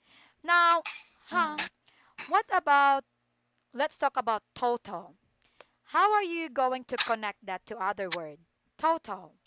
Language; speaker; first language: English; non-native, fluent; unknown